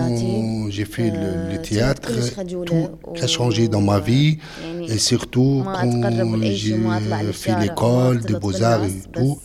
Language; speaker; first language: French; non-native, learner; Arabic